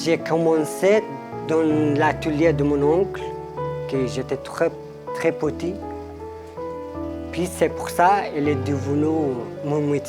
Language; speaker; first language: French; non-native, fluent; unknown